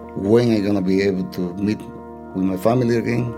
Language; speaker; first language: English; non-native, fluent; Spanish